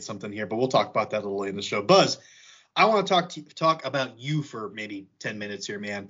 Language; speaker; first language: English; native; English